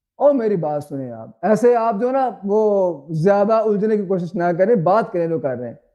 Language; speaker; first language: Urdu; non-native, local second language; Punjabi